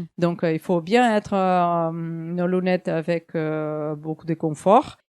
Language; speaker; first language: French; non-native, fluent; Portuguese